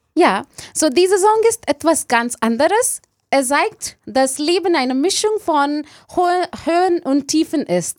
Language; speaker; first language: German; non-native, learner; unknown